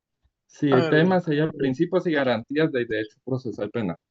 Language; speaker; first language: Spanish; native; Spanish